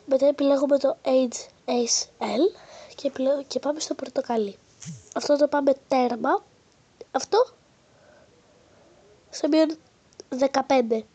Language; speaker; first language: Greek; native; Greek